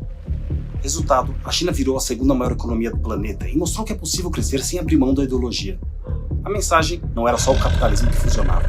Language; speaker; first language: Portuguese; native; Portuguese